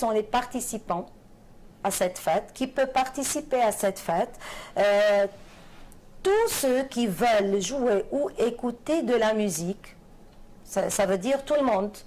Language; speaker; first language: French; non-native, fluent; Arabic